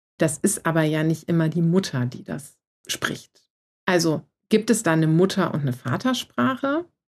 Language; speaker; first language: German; native; German